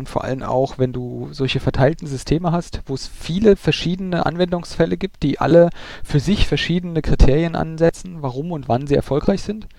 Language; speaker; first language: German; native; German